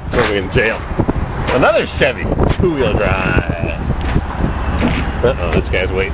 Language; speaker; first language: English; early bilingual, other home language; French